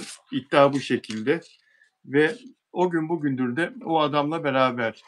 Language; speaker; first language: Turkish; native; Turkish